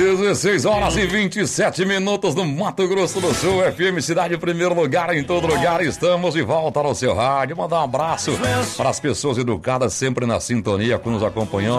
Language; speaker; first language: Portuguese; native; Portuguese